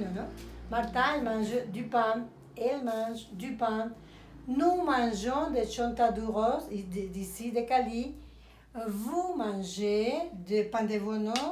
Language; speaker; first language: French; non-native, fluent; Spanish